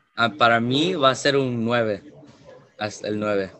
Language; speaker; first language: Spanish; early bilingual, heritage; Spanish